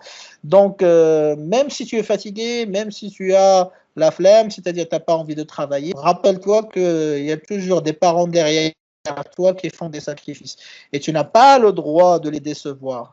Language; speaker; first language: French; non-native, local second language; Arabic